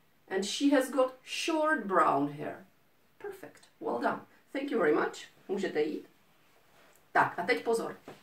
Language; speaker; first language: English; non-native, fluent; Czech